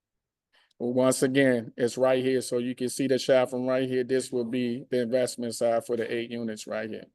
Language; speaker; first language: English; native; English